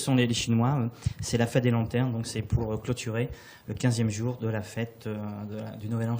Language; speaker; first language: French; native; French